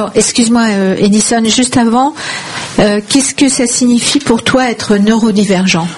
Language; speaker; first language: French; native; French